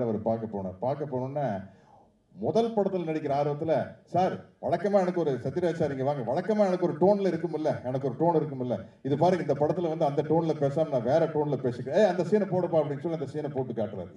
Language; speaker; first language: Tamil; native; Tamil